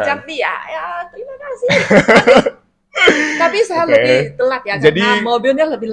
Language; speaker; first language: Indonesian; non-native, fluent; Chinese